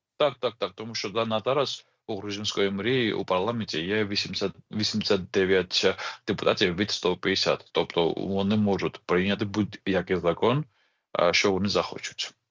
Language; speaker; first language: Ukrainian; non-native, fluent; Georgian